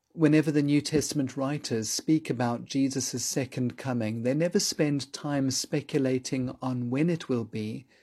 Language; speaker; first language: English; native; English